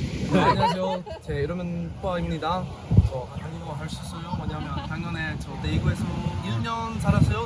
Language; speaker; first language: Korean; non-native, learner; English